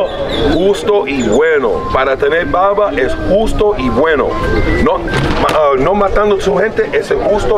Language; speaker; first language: Spanish; early bilingual, heritage; Spanish